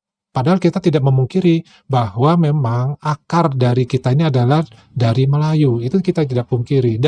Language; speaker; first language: Indonesian; native; Indonesian